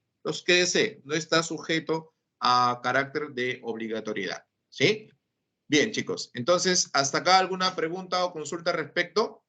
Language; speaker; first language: Spanish; native; Spanish